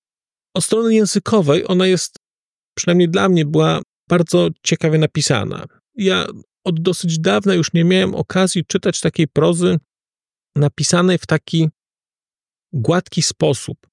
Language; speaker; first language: Polish; native; Polish